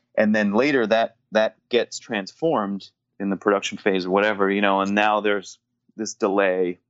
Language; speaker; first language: English; native; English